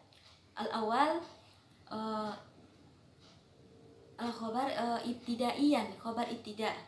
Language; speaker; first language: Arabic; non-native, learner; Indonesian